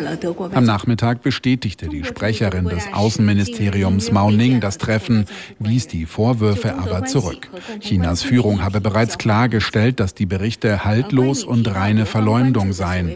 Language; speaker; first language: German; native; German